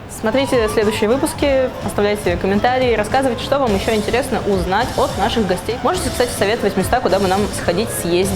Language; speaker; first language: Russian; native; Russian